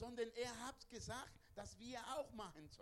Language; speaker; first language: German; non-native, learner; Spanish